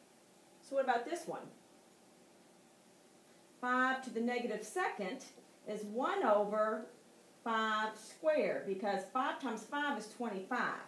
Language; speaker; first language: English; native; English